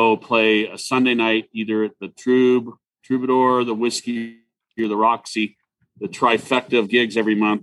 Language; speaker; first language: English; native; English